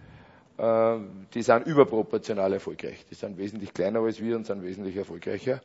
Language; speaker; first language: German; native; German